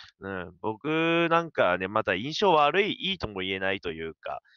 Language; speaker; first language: Japanese; native; Japanese